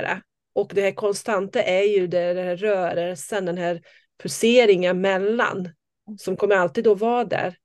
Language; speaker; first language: Swedish; non-native, fluent; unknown